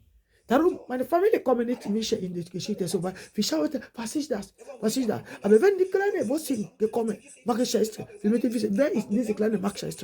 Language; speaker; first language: German; non-native, learner; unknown